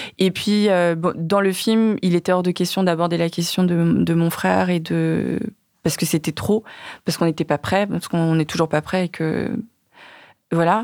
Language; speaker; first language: French; early bilingual, other home language; Vietnamese